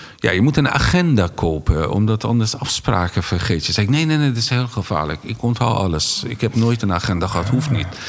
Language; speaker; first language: Dutch; non-native, fluent; Persian